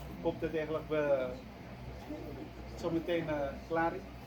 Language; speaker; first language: Dutch; non-native, learner; Indonesian